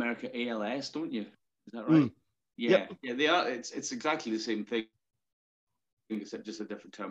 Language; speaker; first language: English; native; English